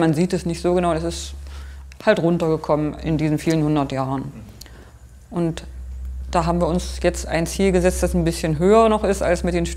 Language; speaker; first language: German; native; German